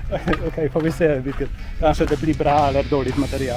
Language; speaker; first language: Swedish; non-native, fluent; Polish